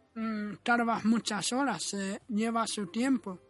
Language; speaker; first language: Spanish; non-native, fluent; Arabic